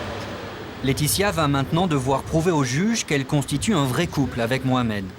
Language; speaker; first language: French; native; French